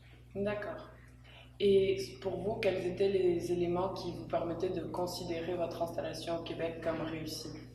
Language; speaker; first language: French; native; French